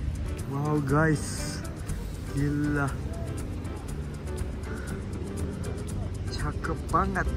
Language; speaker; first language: Indonesian; non-native, fluent; Japanese